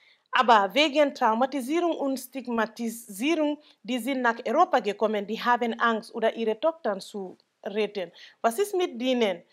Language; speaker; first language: German; non-native, local second language; Mandingo